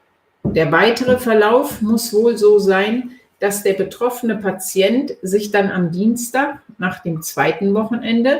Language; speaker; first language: German; native; German